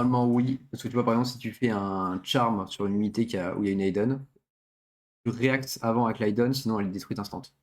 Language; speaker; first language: French; native; French